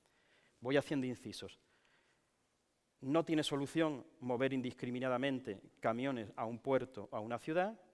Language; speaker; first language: Spanish; native; Spanish